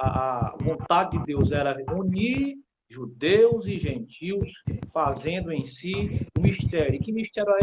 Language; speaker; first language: Portuguese; native; Portuguese